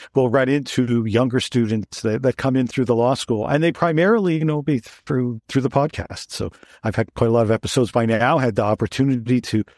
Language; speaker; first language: English; native; English